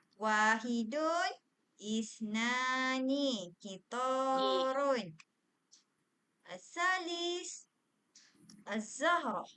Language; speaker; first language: Arabic; non-native, learner; Malay